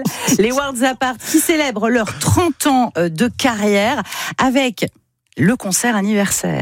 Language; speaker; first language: French; native; French